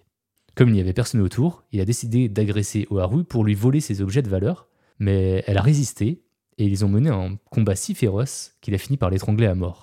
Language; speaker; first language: French; native; French